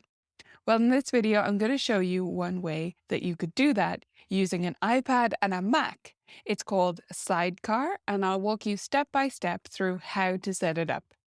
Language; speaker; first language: English; native; English